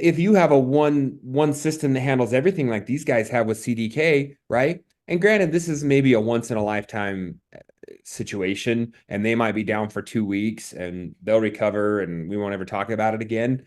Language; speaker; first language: English; native; English